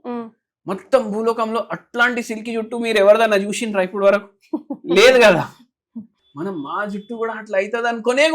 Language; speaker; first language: Telugu; native; Telugu